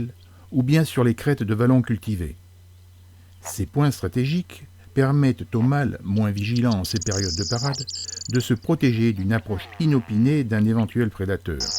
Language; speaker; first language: French; native; French